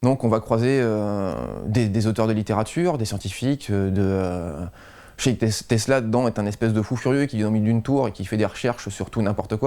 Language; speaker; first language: French; native; French